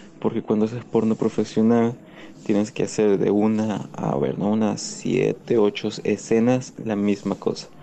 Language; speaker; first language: Spanish; native; Spanish